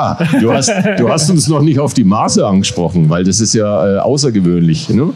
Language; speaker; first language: German; native; German